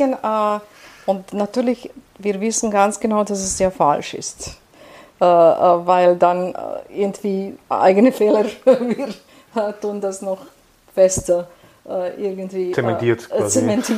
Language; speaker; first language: German; non-native, fluent; Serbian